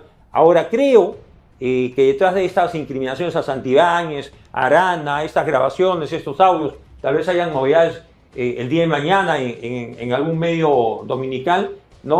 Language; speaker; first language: Spanish; native; Spanish